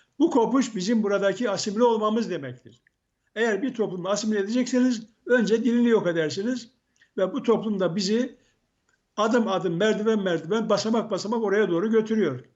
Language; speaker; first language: Turkish; native; Turkish